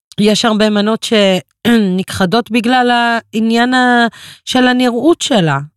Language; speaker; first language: Hebrew; non-native, local second language; Arabic